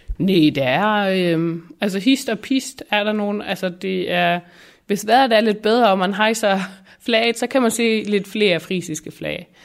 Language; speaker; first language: Danish; non-native, local second language; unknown